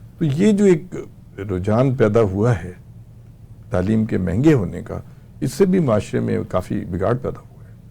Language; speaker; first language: Urdu; native; Urdu